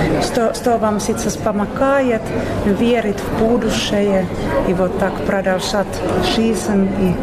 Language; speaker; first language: Russian; non-native, learner; Finnish